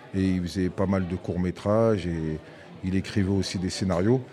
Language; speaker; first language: French; native; French